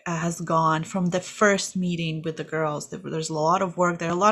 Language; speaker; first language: English; non-native, fluent; Kazakh